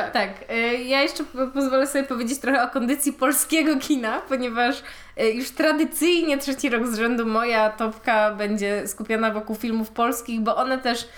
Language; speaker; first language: Polish; native; Polish